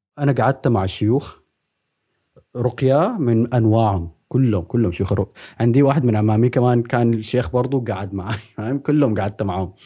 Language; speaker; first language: Arabic; native; Arabic